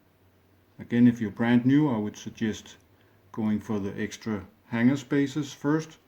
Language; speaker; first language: English; non-native, fluent; Danish